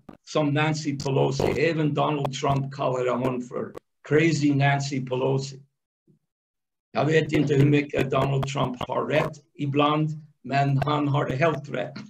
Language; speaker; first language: Swedish; non-native, fluent; English